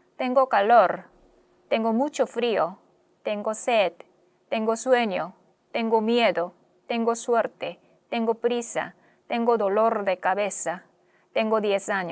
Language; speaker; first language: Spanish; non-native, fluent; Korean